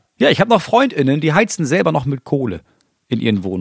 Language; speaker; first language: German; native; German